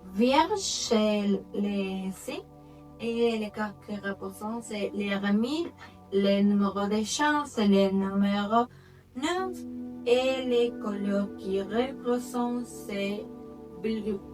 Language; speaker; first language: French; non-native, learner; Spanish